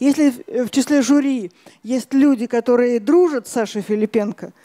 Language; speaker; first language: Russian; native; Russian